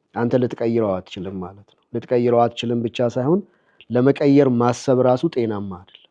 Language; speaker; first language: Amharic; non-native, local second language; Oromo